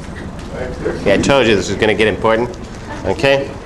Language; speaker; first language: English; native; English